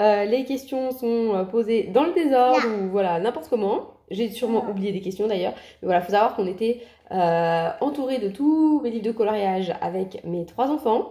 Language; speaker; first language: French; native; French